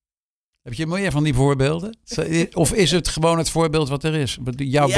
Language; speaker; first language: Dutch; native; Dutch